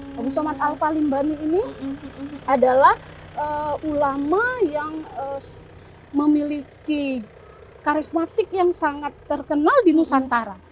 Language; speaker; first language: Indonesian; native; Indonesian